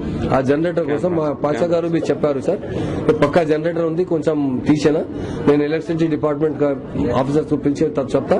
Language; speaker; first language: Telugu; non-native, local second language; Urdu